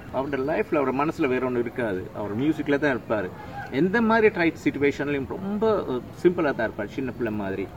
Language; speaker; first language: Tamil; native; Tamil